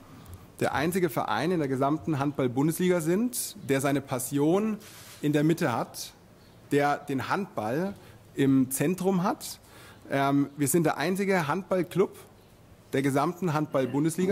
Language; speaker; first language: German; native; German